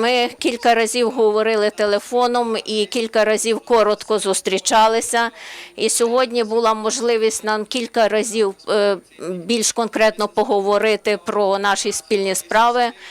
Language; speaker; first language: Ukrainian; non-native, learner; Slovenian